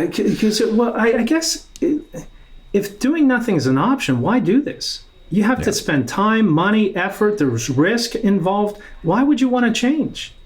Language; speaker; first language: English; native; English